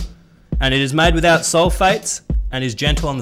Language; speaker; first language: English; native; English